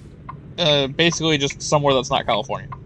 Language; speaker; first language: English; native; English